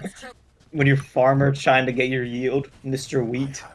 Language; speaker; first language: English; native; English